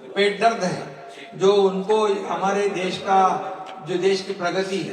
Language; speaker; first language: Hindi; non-native, local second language; Marathi